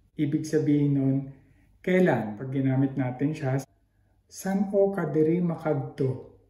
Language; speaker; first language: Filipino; non-native, local second language; Hiligaynon